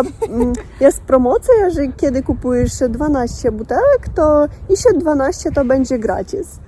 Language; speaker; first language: Polish; non-native, learner; Russian